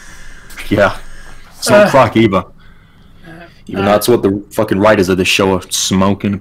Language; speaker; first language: English; native; English